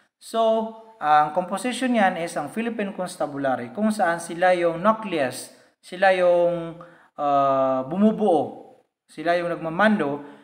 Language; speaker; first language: Filipino; non-native, local second language; Maranao